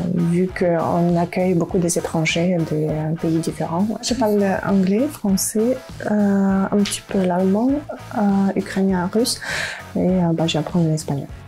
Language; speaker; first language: French; non-native, fluent; Ukrainian